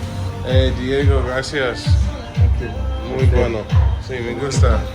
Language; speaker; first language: Spanish; non-native, learner; English